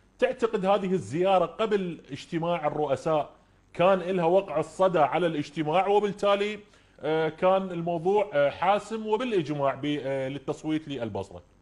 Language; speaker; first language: Arabic; native; Arabic